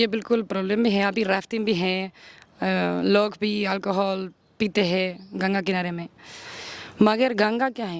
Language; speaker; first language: Hindi; non-native, learner; Spanish